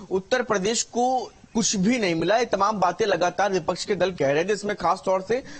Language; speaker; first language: Hindi; native; Hindi